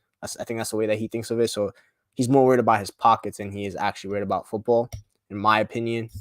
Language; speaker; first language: English; native; English